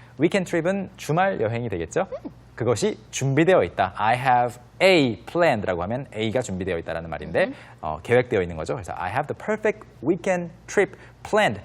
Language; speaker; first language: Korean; native; Korean